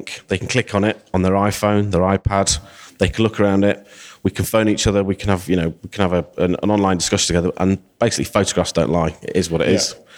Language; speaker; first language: English; native; English